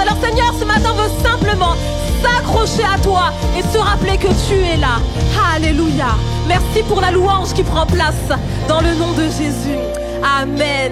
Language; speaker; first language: French; native; French